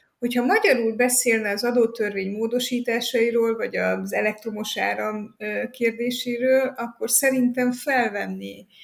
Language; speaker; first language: Hungarian; native; Hungarian